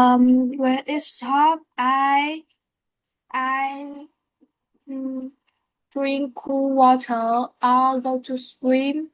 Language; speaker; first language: English; non-native, learner; Vietnamese